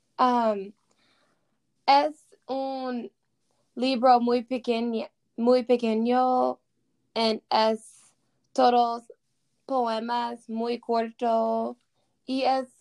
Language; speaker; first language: Spanish; non-native, learner; English